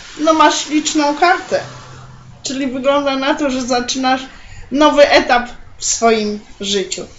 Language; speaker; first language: Polish; native; Polish